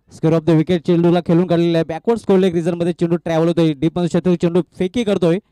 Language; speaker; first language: Marathi; native; Marathi